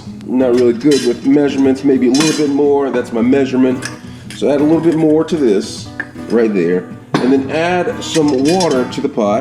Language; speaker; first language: English; native; English